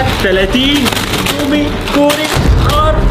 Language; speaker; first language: Arabic; native; Arabic